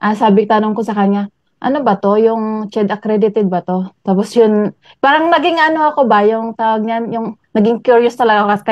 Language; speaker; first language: Filipino; non-native, local second language; Cebuano